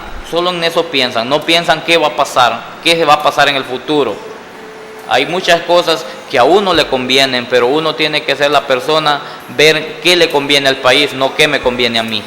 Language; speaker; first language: Spanish; native; Spanish